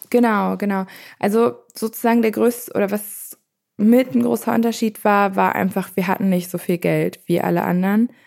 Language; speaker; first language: German; native; German